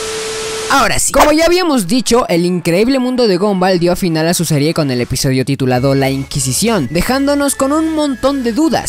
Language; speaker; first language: Spanish; native; Spanish